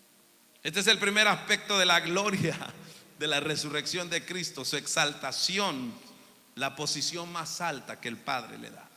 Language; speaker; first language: Spanish; native; Spanish